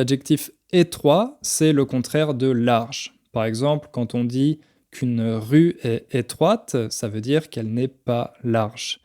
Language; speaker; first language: French; native; French